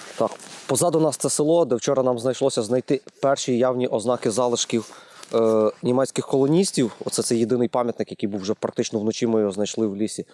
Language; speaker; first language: Ukrainian; native; Ukrainian